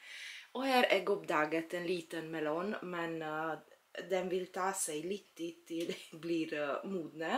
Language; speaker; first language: Swedish; non-native, learner; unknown